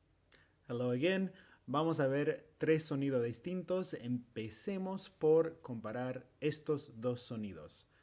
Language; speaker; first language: Spanish; non-native, fluent; English